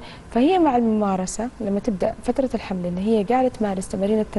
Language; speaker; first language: Arabic; native; Arabic